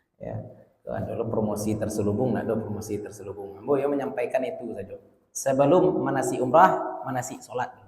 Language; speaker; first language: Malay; non-native, local second language; Minangkabau